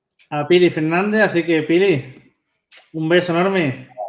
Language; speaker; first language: Spanish; native; Spanish